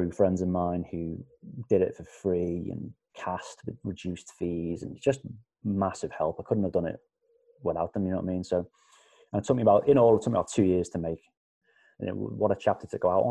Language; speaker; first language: English; native; English